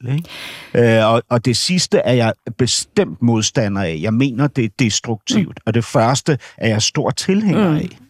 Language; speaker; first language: Danish; native; Danish